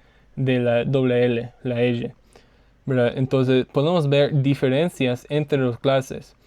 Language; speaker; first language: Spanish; non-native, learner; English